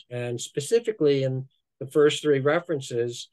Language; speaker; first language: English; native; English